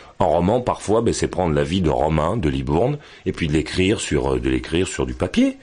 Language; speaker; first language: French; native; French